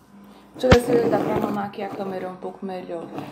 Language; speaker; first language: Portuguese; native; Portuguese